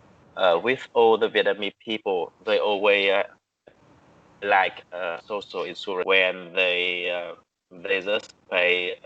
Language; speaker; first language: English; non-native, learner; Vietnamese